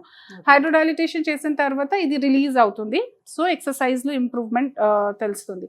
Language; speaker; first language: Telugu; non-native, fluent; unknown